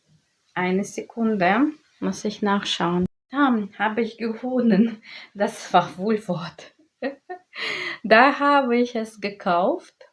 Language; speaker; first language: German; non-native, learner; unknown